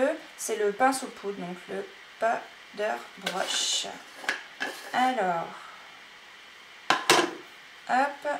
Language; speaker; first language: French; native; French